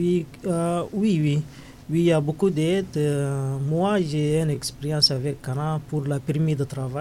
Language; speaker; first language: French; non-native, learner; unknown